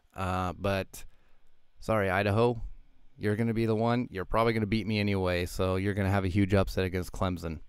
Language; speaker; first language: English; native; English